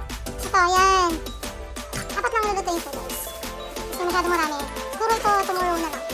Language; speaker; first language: Korean; early bilingual, other home language; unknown